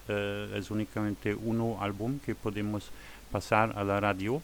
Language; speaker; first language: Spanish; non-native, fluent; German